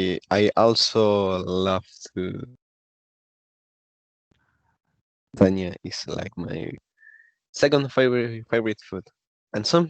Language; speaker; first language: English; non-native, learner; Spanish